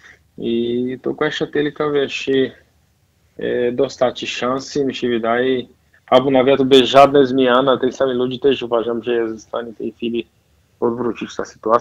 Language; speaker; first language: Polish; non-native, fluent; Portuguese